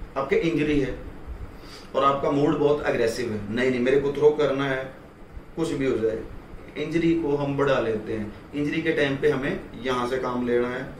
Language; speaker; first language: Hindi; non-native, local second language; Punjabi